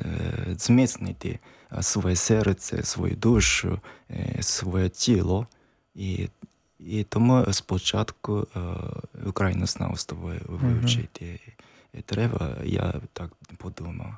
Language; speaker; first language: Ukrainian; non-native, learner; Japanese